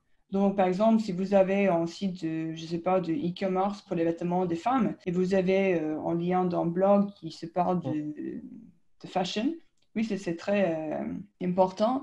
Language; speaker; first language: French; non-native, fluent; English